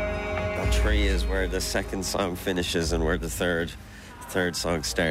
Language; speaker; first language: English; native; English